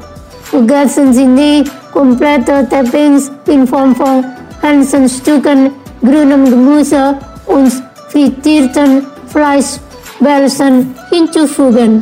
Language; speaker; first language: German; non-native, fluent; Indonesian